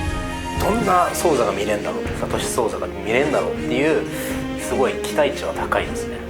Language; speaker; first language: Japanese; native; Japanese